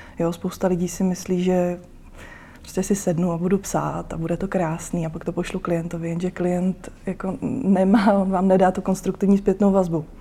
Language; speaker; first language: Czech; native; Czech